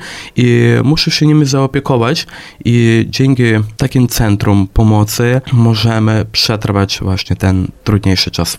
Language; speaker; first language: Polish; non-native, fluent; Ukrainian